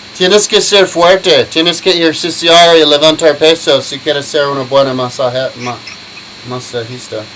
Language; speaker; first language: Spanish; non-native, learner; English